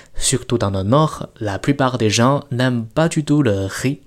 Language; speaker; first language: French; non-native, fluent; Chinese